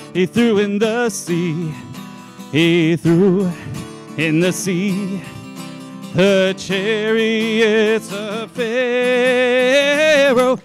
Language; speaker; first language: English; native; English